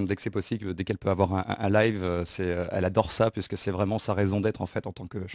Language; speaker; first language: French; native; French